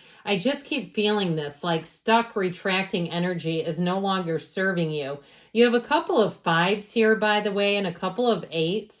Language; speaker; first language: English; native; English